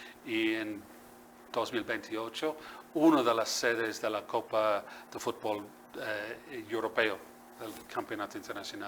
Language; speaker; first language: Spanish; non-native, fluent; English